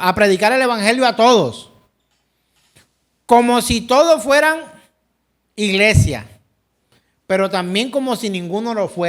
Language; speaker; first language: Spanish; native; Spanish